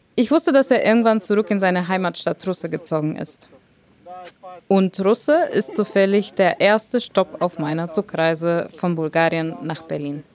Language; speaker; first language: German; non-native, fluent; Bulgarian